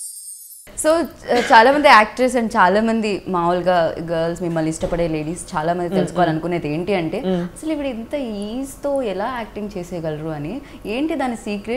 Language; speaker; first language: Telugu; native; Telugu